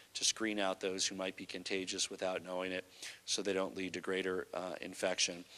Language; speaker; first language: English; native; English